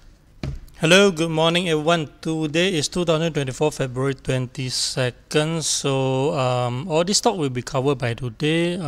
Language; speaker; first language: English; non-native, local second language; Chinese